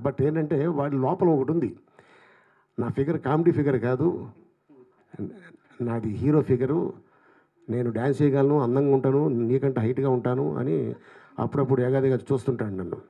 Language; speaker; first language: Telugu; native; Telugu